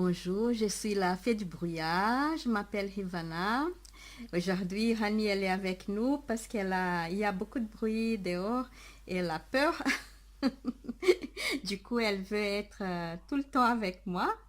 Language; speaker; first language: French; non-native, fluent; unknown